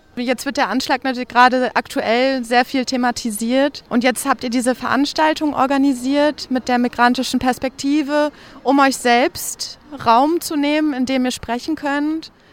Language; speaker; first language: German; native; German